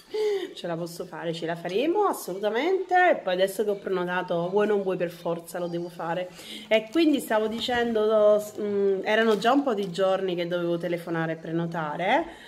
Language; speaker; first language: Italian; native; Italian